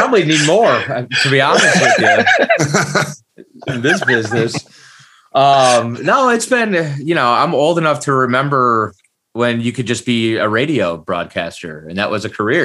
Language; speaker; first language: English; native; English